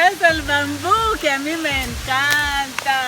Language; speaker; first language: Spanish; non-native, fluent; Hebrew